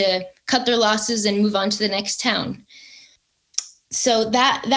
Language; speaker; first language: English; native; English